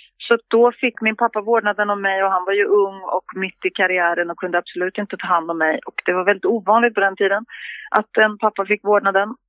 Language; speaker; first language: Swedish; native; Swedish